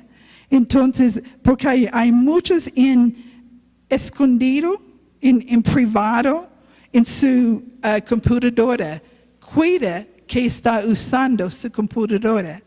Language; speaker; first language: Spanish; non-native, learner; English